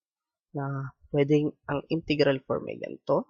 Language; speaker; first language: Filipino; native; Filipino